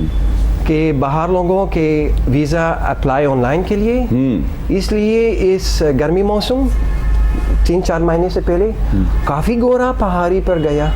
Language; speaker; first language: Hindi; non-native, learner; English